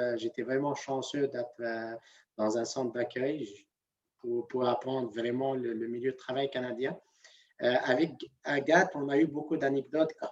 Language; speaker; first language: French; non-native, local second language; Arabic